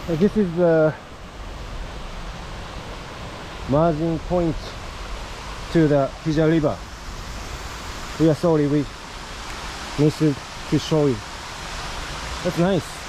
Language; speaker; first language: English; non-native, learner; Japanese